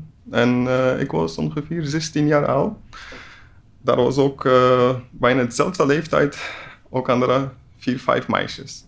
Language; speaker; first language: Dutch; non-native, learner; Persian